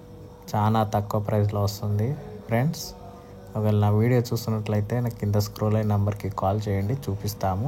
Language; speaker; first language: Telugu; native; Telugu